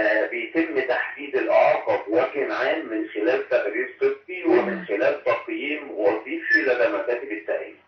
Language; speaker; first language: Arabic; native; Arabic